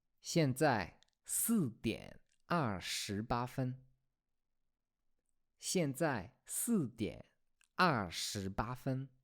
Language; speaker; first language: Chinese; non-native, fluent; Polish